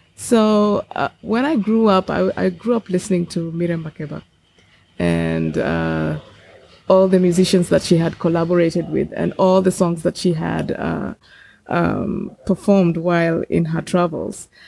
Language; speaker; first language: English; non-native, local second language; Gusii